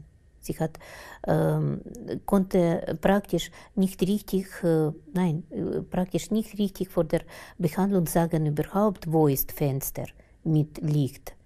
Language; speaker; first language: German; non-native, learner; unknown